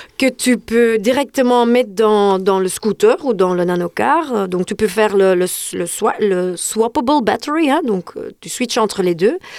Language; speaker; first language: French; non-native, local second language; Dutch